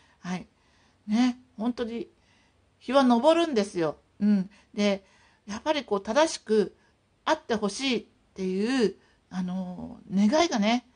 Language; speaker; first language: Japanese; native; Japanese